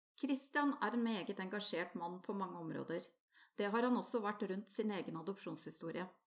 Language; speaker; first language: Norwegian; native; Norwegian